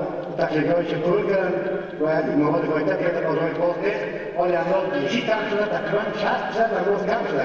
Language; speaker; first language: Persian; native; Persian